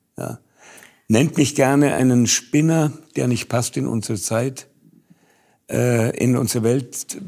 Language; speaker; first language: German; native; German